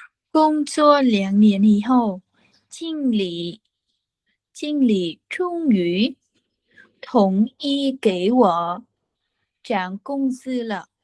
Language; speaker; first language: Chinese; non-native, learner; Vietnamese